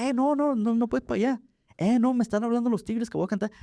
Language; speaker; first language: Spanish; early bilingual, heritage; Spanish